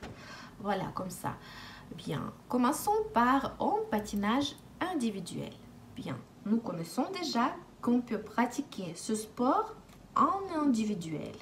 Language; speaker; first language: French; non-native, fluent; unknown